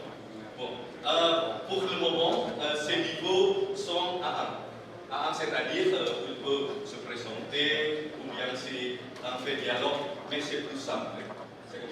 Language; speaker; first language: French; non-native, learner; Indonesian